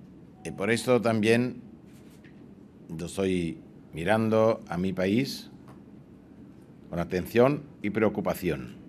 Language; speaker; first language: Spanish; non-native, fluent; Italian